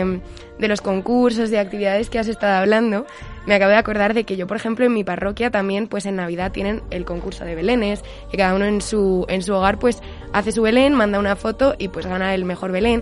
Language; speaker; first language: Spanish; native; Spanish